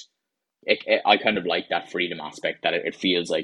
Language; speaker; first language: English; native; English